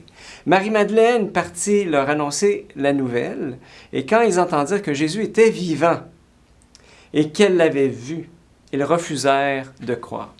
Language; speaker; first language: French; native; French